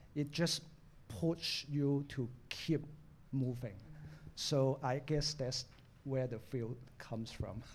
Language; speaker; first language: English; non-native, local second language; Cantonese